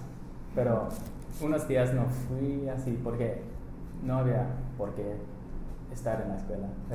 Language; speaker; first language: Spanish; non-native, fluent; English